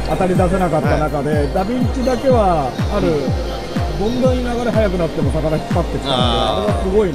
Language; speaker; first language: Japanese; native; Japanese